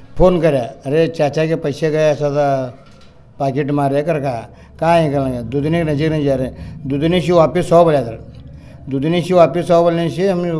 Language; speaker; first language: Hindi; non-native, local second language; Urdu